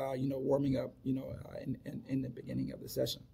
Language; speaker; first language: English; native; English